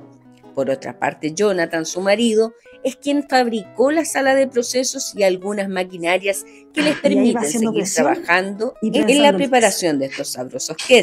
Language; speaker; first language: Spanish; native; Spanish